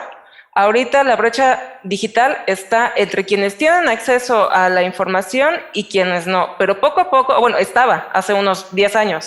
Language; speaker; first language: Spanish; native; Spanish